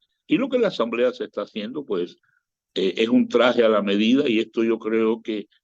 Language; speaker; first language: Spanish; native; Spanish